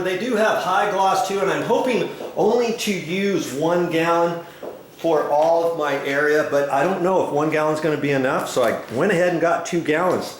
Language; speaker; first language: English; native; English